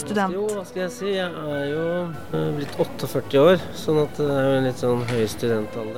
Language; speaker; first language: Norwegian; native; Norwegian